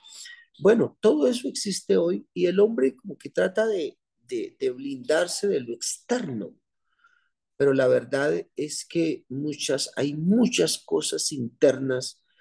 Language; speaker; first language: Spanish; native; Spanish